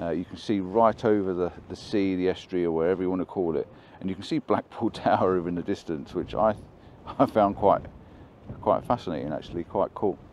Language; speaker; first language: English; native; English